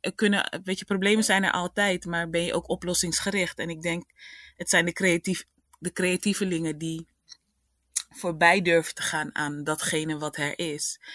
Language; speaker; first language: Dutch; native; Dutch